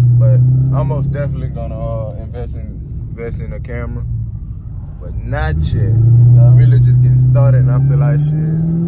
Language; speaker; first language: English; native; English